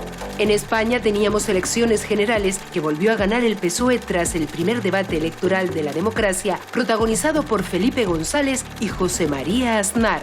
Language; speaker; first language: Spanish; native; Spanish